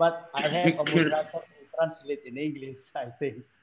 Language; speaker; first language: English; non-native, learner; Indonesian